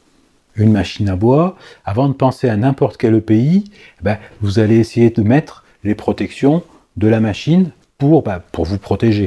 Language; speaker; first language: French; native; French